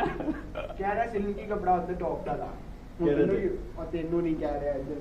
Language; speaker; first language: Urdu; non-native, local second language; Punjabi